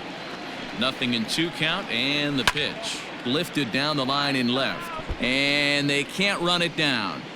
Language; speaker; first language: English; native; English